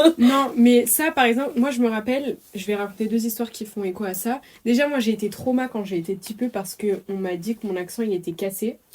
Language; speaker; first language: French; early bilingual, other home language; Arabic